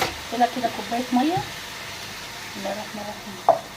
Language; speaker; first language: Arabic; native; Arabic